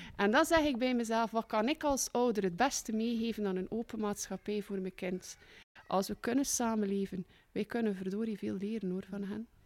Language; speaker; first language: Dutch; native; Dutch